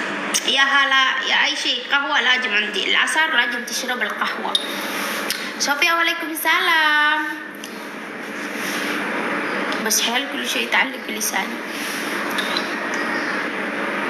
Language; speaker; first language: Arabic; non-native, learner; Indonesian